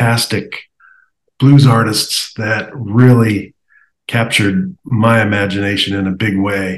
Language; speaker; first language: English; native; English